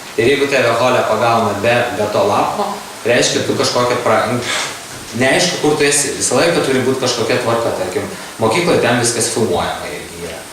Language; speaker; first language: Lithuanian; native; Lithuanian